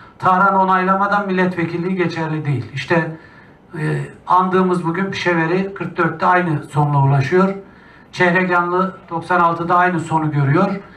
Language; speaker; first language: Turkish; native; Turkish